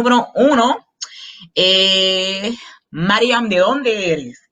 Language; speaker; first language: Spanish; non-native, fluent; English